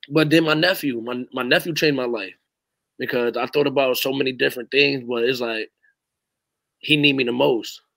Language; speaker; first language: English; native; English